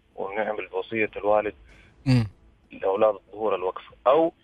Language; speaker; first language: Arabic; native; Arabic